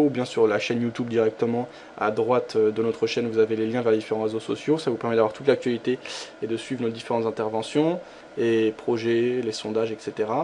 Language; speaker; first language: French; native; French